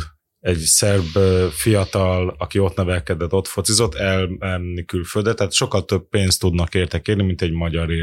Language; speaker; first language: Hungarian; native; Hungarian